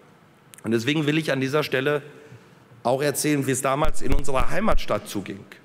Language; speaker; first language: German; early bilingual, other home language; Polish